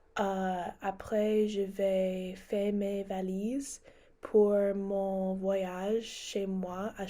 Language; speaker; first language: French; non-native, learner; English